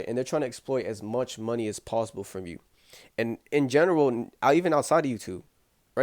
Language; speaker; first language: English; native; English